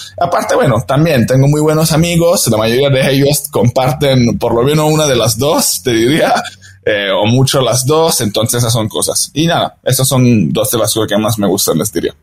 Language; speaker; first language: Spanish; non-native, fluent; Italian